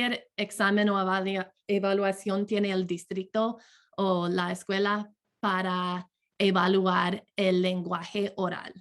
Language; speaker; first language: Spanish; non-native, fluent; English